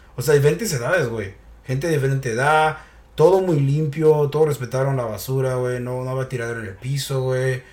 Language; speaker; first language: Spanish; early bilingual, heritage; Spanish